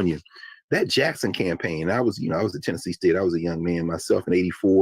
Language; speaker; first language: English; native; English